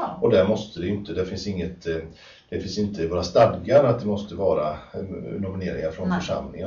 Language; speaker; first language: Swedish; native; Swedish